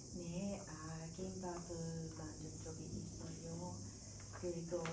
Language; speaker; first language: Korean; non-native, learner; English